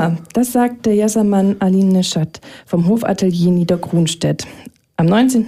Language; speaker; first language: German; native; German